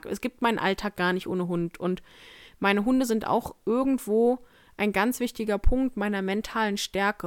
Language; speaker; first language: German; native; German